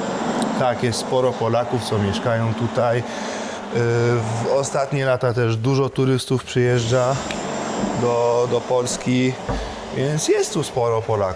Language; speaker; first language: Polish; early bilingual, heritage; Polish